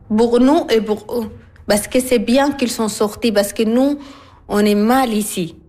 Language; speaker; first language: French; non-native, learner; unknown